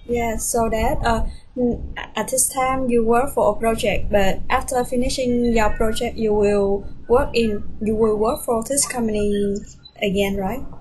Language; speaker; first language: English; non-native, fluent; Vietnamese